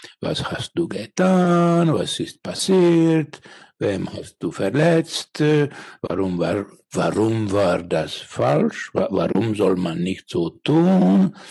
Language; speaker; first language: German; non-native, learner; Finnish